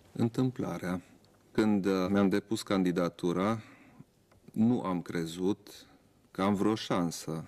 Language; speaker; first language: Romanian; non-native, local second language; German